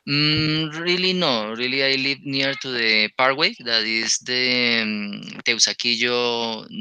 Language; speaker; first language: English; non-native, learner; Spanish